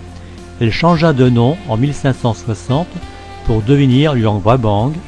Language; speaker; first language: French; native; French